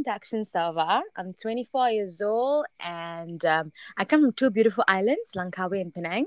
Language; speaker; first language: English; non-native, local second language; Tamil